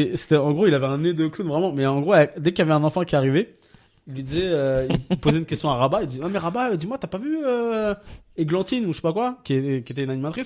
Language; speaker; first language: French; native; French